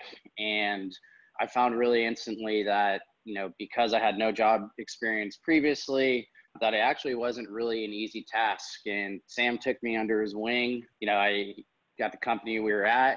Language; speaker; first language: English; native; English